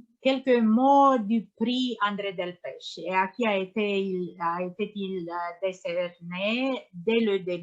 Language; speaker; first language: French; non-native, learner; Romanian